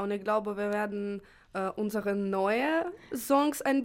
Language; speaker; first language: German; non-native, fluent; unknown